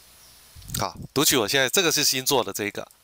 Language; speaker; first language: Chinese; native; Chinese